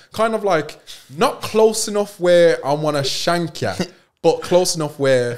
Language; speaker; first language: English; native; English